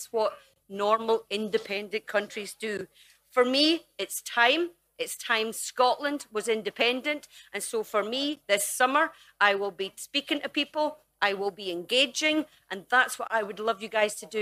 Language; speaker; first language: English; native; English